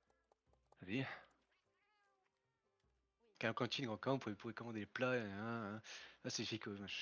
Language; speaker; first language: French; native; French